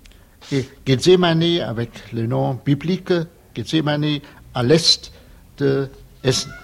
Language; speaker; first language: French; non-native, fluent; German